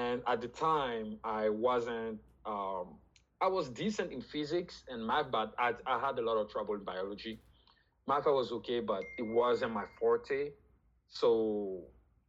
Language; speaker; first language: English; non-native, fluent; French